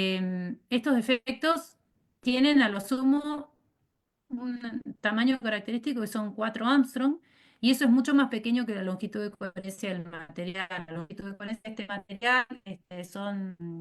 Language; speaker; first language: Spanish; native; Spanish